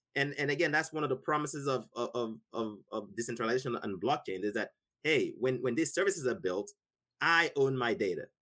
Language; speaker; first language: English; non-native, local second language; Igbo